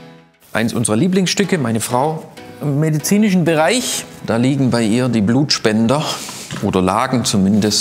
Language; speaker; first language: German; native; German